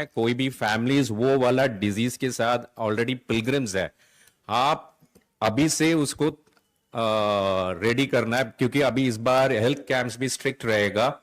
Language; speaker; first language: Hindi; non-native, local second language; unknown